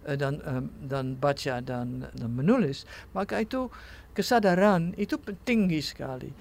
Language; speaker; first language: Indonesian; non-native, fluent; Dutch